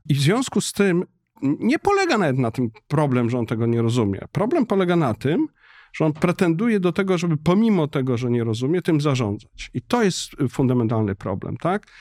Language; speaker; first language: Polish; native; Polish